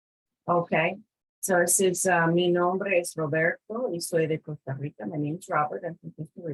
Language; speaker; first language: Spanish; non-native, fluent; English